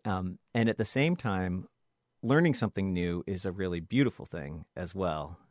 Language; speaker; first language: English; native; English